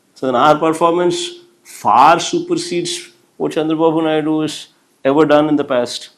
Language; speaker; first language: English; non-native, local second language; Telugu